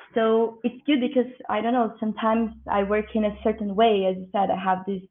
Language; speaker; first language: English; non-native, fluent; Portuguese